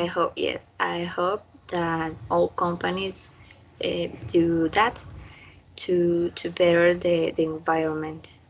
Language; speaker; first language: English; non-native, learner; Spanish